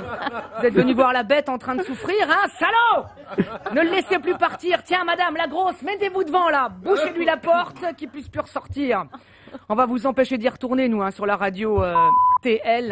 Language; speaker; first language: French; native; French